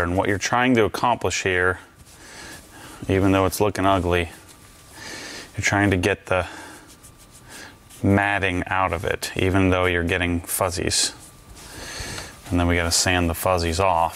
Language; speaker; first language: English; native; English